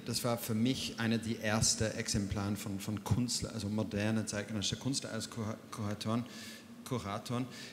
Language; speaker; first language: German; non-native, fluent; English